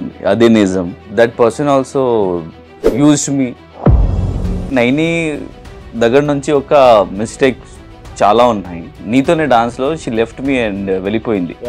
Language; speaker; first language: Telugu; non-native, learner; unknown